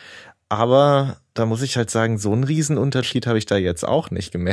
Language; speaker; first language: German; native; German